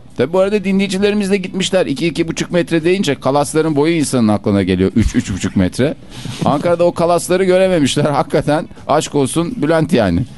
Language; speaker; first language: Turkish; native; Turkish